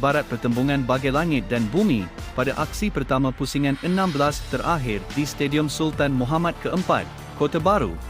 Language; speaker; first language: Malay; native; Malay